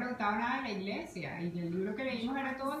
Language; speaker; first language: Spanish; native; Spanish